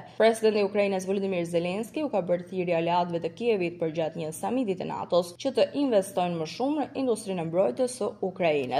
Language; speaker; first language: Albanian; native; Albanian